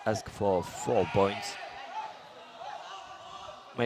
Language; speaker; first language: English; non-native, learner; French